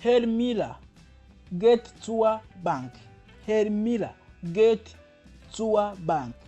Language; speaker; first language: German; non-native, fluent; Kinyarwanda